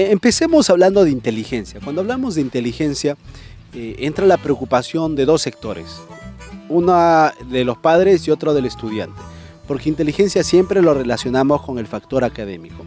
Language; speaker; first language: Spanish; native; Spanish